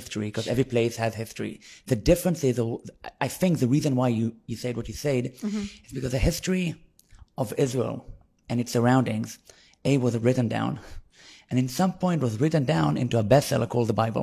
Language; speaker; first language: English; non-native, fluent; Hebrew